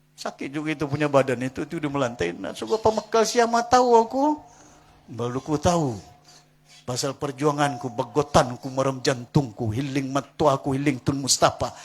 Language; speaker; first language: Malay; non-native, local second language; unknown